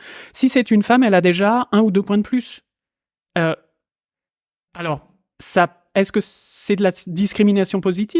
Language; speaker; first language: French; native; French